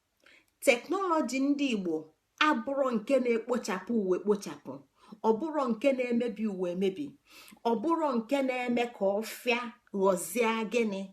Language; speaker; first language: Igbo; native; Igbo